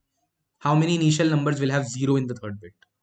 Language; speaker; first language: English; non-native, local second language; Hindi